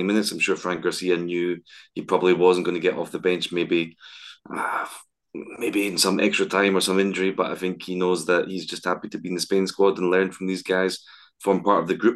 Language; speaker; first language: English; native; English